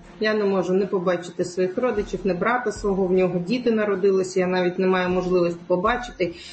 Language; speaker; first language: Ukrainian; non-native, local second language; Crimean Tatar